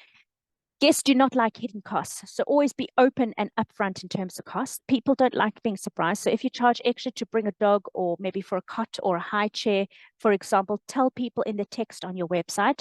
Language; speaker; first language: English; native; English